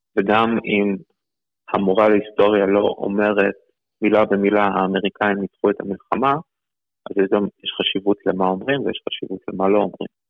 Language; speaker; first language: Hebrew; early bilingual, other home language; Russian